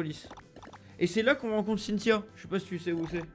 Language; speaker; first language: French; native; French